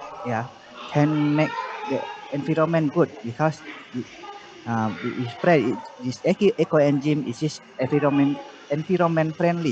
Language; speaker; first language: English; non-native, learner; Indonesian